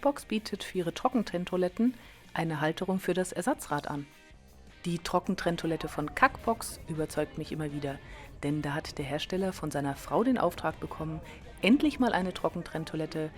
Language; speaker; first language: German; native; German